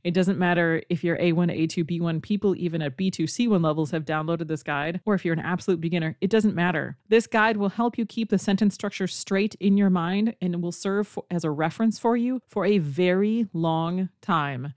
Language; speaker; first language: English; native; English